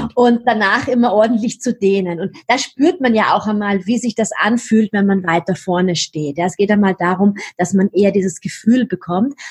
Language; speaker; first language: German; native; German